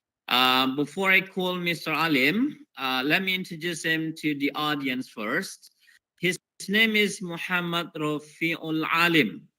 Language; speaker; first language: English; non-native, fluent; Indonesian